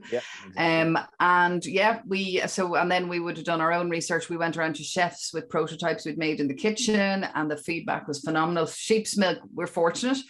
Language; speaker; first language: English; native; English